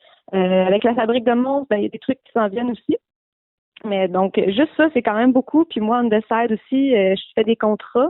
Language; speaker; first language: French; native; French